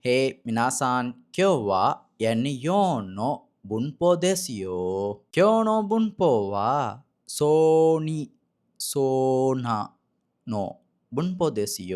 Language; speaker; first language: Japanese; non-native, learner; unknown